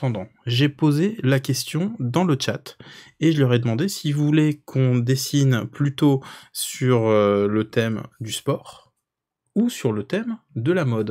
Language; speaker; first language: French; native; French